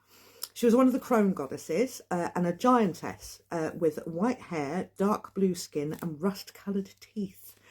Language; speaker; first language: English; native; English